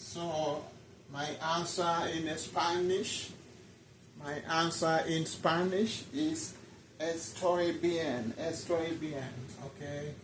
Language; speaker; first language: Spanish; non-native, learner; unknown